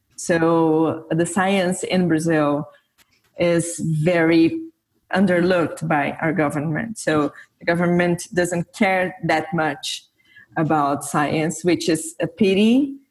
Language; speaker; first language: English; non-native, fluent; Portuguese